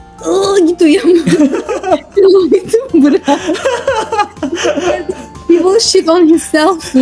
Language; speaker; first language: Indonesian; non-native, fluent; Turkish